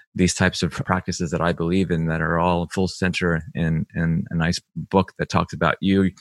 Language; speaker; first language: English; early bilingual, other home language; Spanish